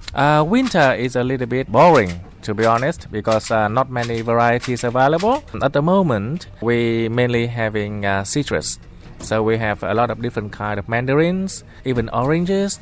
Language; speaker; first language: English; non-native, fluent; Vietnamese